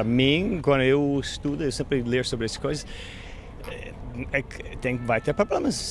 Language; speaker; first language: Portuguese; non-native, fluent; English